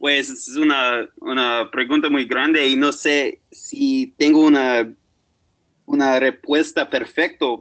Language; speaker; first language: Spanish; non-native, fluent; English